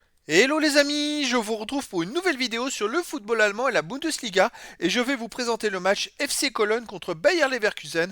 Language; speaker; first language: French; native; French